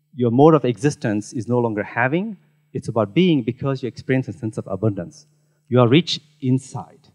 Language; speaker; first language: English; non-native, local second language; Tamil